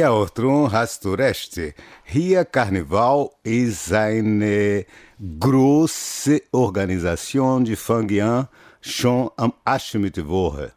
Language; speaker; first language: German; non-native, fluent; Portuguese